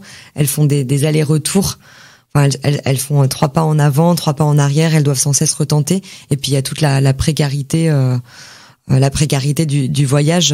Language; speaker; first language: French; native; French